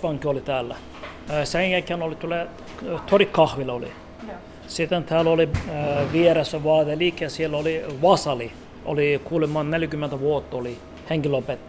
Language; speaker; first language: Finnish; non-native, learner; Turkish